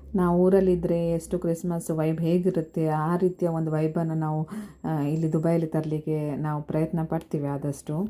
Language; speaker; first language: Kannada; non-native, local second language; Konkani